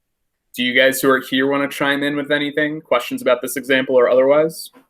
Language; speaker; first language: English; native; English